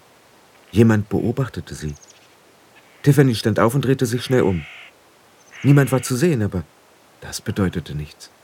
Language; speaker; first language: German; native; German